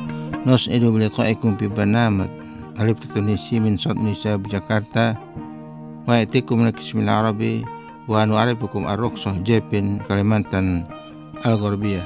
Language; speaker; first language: Arabic; non-native, fluent; Indonesian